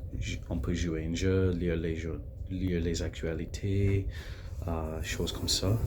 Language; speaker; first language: French; non-native, local second language; English